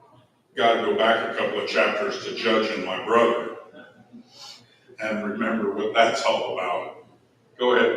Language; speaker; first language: English; native; English